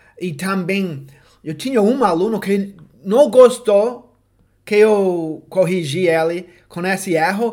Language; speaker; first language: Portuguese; non-native, fluent; English